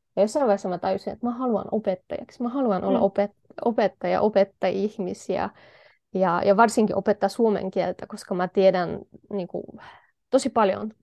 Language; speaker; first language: Finnish; non-native, fluent; Polish